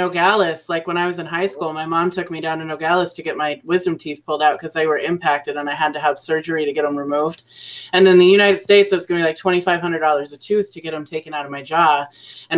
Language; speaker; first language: English; native; English